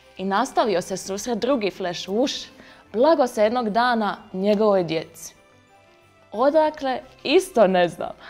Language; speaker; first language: Croatian; native; Croatian